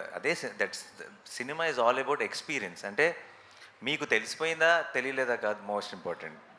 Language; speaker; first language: Telugu; native; Telugu